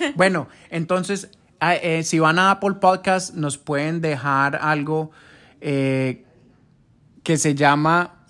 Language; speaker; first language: Spanish; early bilingual, heritage; Spanish